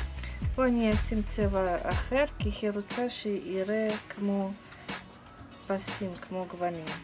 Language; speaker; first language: Hebrew; non-native, fluent; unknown